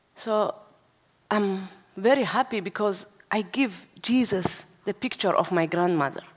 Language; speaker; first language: English; non-native, learner; Tigrinya